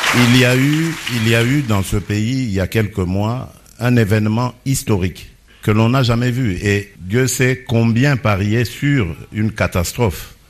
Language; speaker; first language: French; non-native, local second language; Lingala